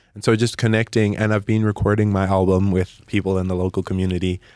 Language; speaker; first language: English; non-native, local second language; Nyanja